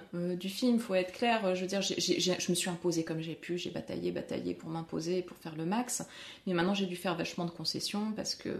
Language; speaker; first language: French; native; French